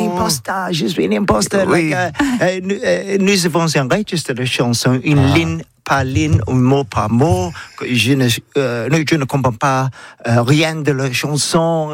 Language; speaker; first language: French; non-native, learner; English